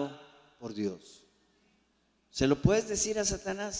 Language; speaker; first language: Spanish; native; Spanish